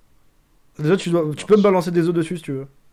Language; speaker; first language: French; native; French